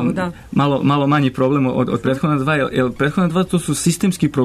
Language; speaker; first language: Serbian; native; Serbian